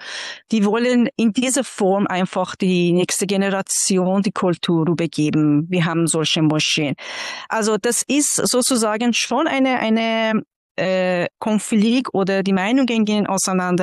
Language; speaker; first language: German; non-native, fluent; Persian